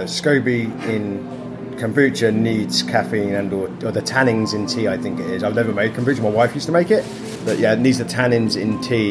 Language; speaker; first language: English; native; English